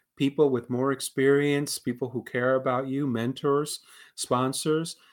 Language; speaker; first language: English; early bilingual, other home language; Spanish